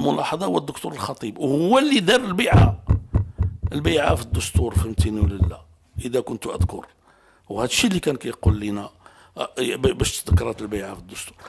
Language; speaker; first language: Arabic; native; Arabic